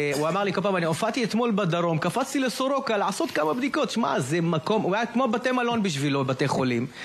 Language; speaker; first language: Hebrew; native; Hebrew